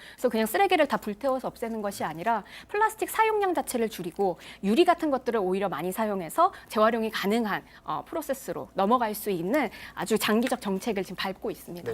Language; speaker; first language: Korean; native; Korean